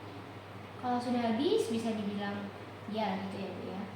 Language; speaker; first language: Indonesian; native; Indonesian